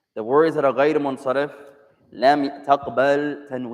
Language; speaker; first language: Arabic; non-native, fluent; English